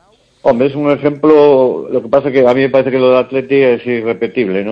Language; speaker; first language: Spanish; native; Spanish